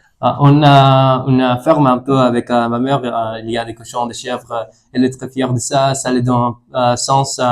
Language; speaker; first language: French; non-native, fluent; English